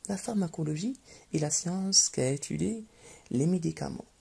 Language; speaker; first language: French; non-native, local second language; Arabic